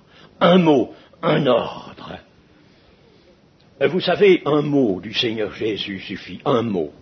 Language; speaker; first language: French; native; French